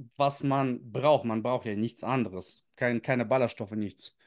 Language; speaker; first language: German; early bilingual, other home language; Russian